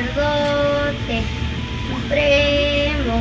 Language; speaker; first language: Spanish; native; Spanish